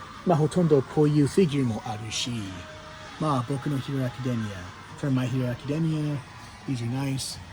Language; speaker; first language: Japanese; non-native, fluent; English